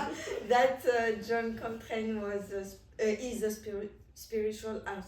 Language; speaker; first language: English; non-native, fluent; French